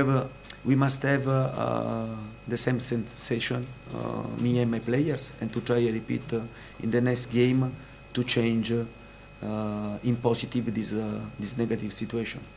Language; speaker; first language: English; non-native, fluent; Italian